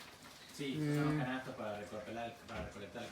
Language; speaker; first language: Spanish; native; Spanish